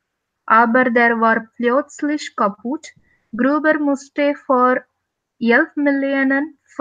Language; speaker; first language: German; non-native, learner; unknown